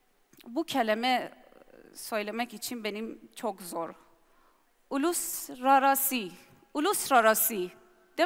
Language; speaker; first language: Turkish; non-native, learner; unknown